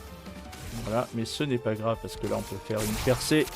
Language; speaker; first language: French; native; French